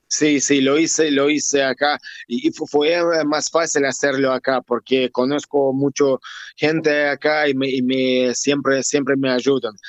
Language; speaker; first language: Spanish; non-native, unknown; Russian